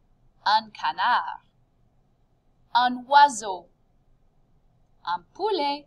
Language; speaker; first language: French; non-native, fluent; English